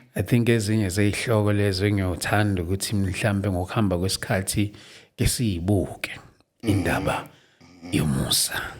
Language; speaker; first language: Zulu; native; Zulu